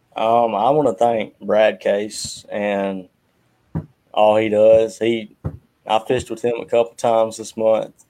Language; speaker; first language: English; native; English